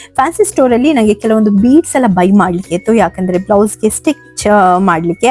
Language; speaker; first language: Kannada; non-native, local second language; Tulu